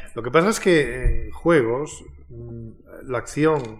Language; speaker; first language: Spanish; native; Spanish